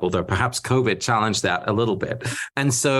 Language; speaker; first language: English; early bilingual, other home language; Dutch